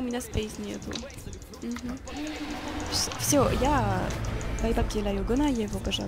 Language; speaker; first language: Russian; non-native, learner; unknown